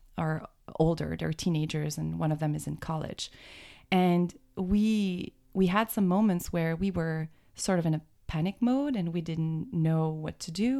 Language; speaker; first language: English; native; English